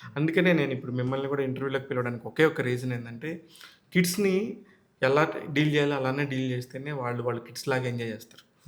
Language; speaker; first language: Telugu; native; Telugu